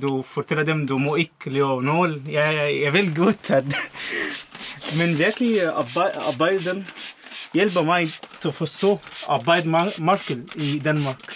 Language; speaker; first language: Norwegian; non-native, learner; Arabic